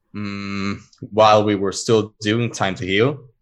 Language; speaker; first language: English; non-native, fluent; Swedish